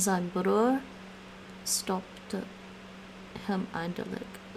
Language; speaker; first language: Dutch; non-native, learner; English